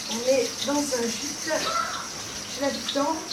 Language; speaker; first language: French; native; French